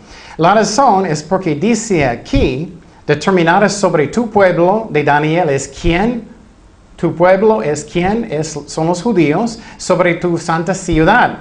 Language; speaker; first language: Spanish; non-native, fluent; English